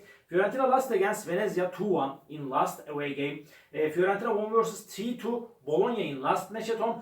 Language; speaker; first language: English; non-native, learner; Turkish